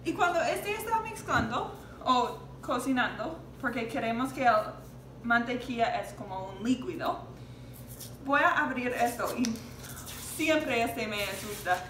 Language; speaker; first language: Spanish; non-native, learner; English